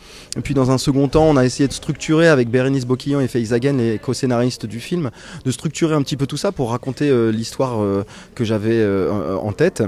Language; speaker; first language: French; native; French